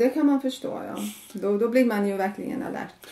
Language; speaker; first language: Swedish; non-native, fluent; Latvian